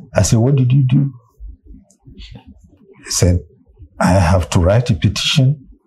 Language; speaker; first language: English; non-native, local second language; Hausa